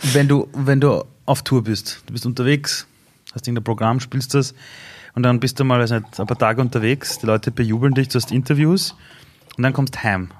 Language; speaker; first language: German; early bilingual, other home language; Persian